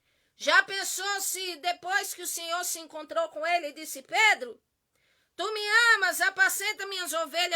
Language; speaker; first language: Portuguese; native; Portuguese